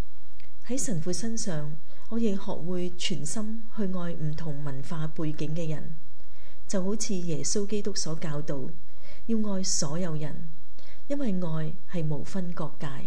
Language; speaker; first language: Chinese; native; Chinese